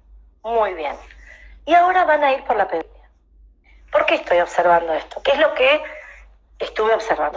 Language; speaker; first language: Spanish; native; Spanish